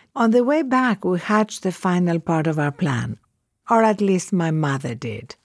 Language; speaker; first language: English; non-native, fluent; Greek